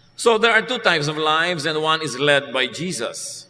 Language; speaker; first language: English; non-native, local second language; Filipino